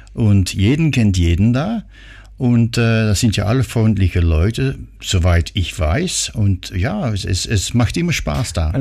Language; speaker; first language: German; non-native, fluent; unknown